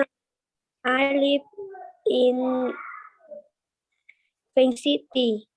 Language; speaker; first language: English; non-native, learner; Vietnamese